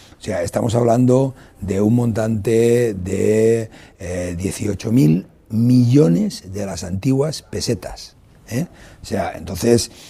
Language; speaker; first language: Spanish; non-native, local second language; Catalan